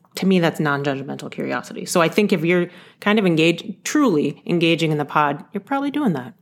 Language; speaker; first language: English; early bilingual, other home language; Yoruba